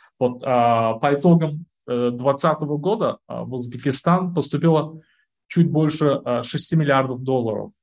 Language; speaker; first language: Russian; non-native, local second language; Uzbek